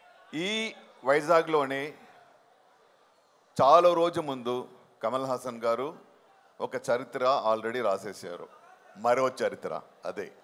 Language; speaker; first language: Telugu; non-native, fluent; Tamil